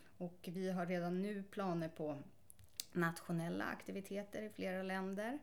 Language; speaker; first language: Swedish; native; Swedish